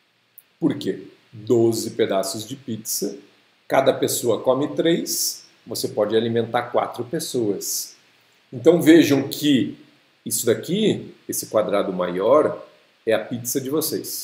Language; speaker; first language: Portuguese; native; Portuguese